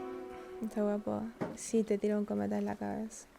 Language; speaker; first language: Spanish; native; Spanish